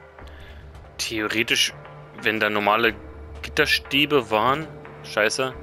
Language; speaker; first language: German; native; German